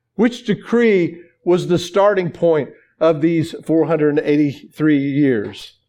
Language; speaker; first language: English; native; English